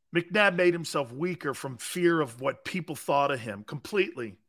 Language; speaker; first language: English; native; English